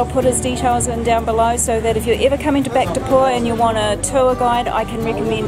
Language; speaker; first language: English; native; English